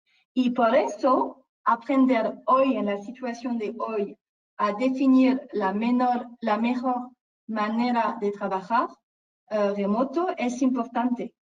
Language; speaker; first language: Spanish; non-native, fluent; French